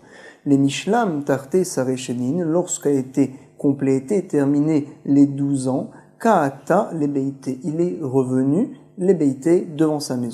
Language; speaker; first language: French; native; French